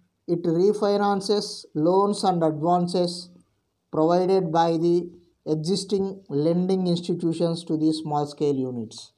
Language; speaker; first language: English; non-native, local second language; Telugu